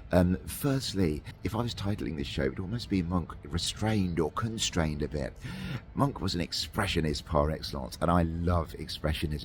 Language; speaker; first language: English; native; English